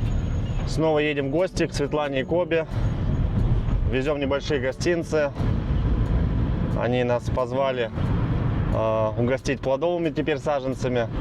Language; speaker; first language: Russian; native; Russian